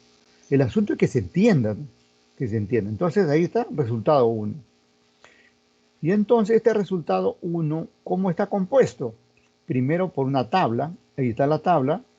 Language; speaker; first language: Spanish; native; Spanish